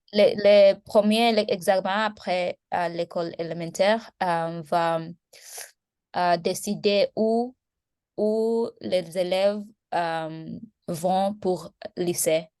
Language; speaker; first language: French; non-native, learner; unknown